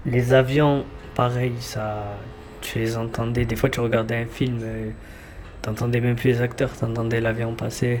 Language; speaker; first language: French; native; French